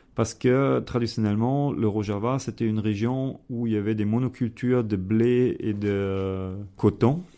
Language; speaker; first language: French; non-native, fluent; German